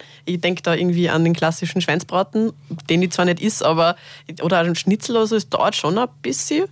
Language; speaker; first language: German; native; German